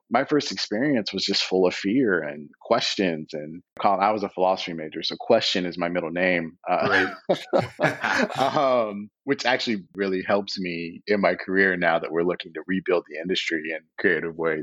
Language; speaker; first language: English; native; English